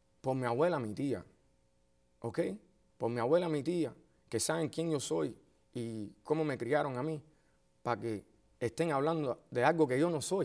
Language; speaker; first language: Spanish; early bilingual, heritage; Spanish